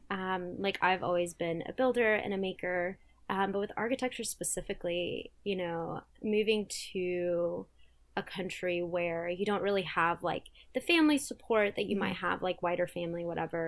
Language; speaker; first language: English; early bilingual, other home language; Spanish